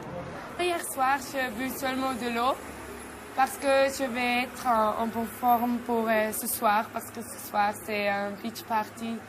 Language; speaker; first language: French; non-native, learner; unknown